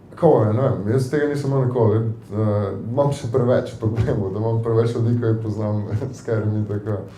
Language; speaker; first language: Slovenian; native; Slovenian